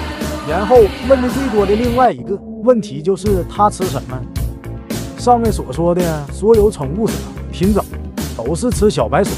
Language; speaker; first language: Chinese; native; Chinese